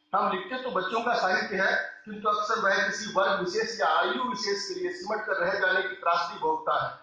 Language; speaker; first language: Hindi; non-native, local second language; Rajasthani